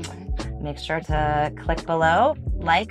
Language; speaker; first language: French; non-native, fluent; English